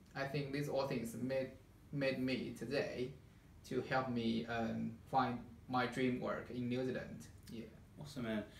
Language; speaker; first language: English; non-native, fluent; Chinese